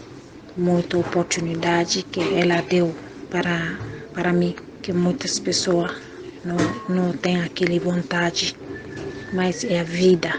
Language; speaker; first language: Portuguese; non-native, learner; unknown